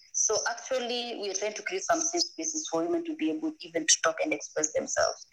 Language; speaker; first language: English; non-native, local second language; Masai